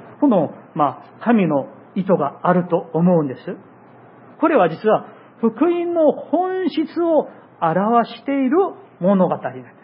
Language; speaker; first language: Japanese; non-native, fluent; Korean